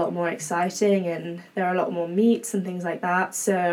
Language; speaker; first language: English; native; English